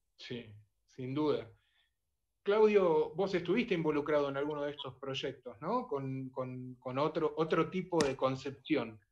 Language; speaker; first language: Spanish; native; Spanish